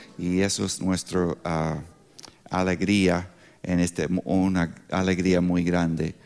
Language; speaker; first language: Spanish; non-native, learner; English